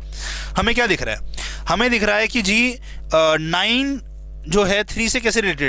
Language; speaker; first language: Hindi; native; Hindi